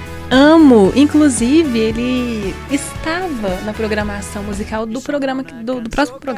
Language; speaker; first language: Portuguese; native; Portuguese